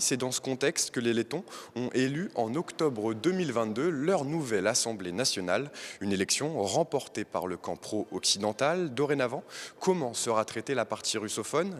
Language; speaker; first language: French; native; French